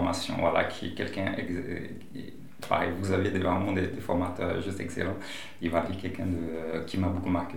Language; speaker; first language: French; non-native, fluent; Portuguese